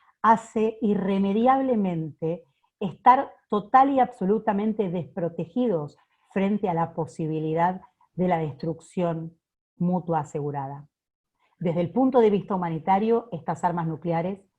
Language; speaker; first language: Spanish; native; Spanish